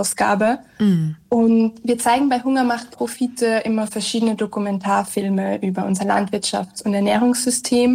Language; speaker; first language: German; native; German